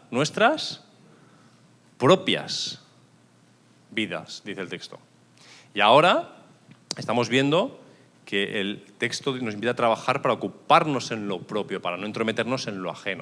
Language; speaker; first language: Spanish; native; Spanish